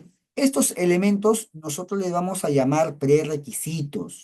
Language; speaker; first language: Spanish; native; Spanish